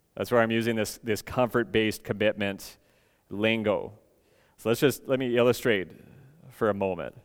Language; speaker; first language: English; native; English